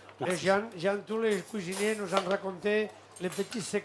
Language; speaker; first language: French; non-native, fluent; Catalan